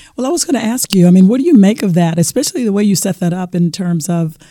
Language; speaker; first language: English; native; English